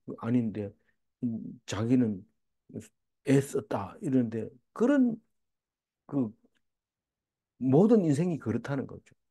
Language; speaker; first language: Korean; native; Korean